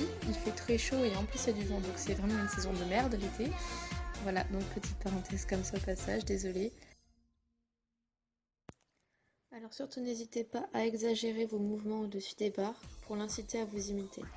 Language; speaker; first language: French; native; French